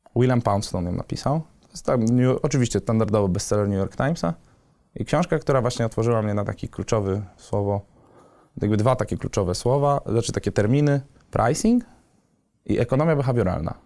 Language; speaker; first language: Polish; native; Polish